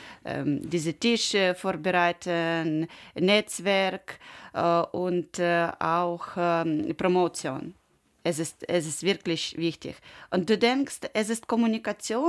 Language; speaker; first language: German; non-native, learner; Ukrainian